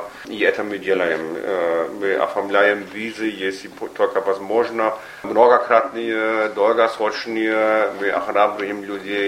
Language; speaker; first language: Russian; non-native, fluent; German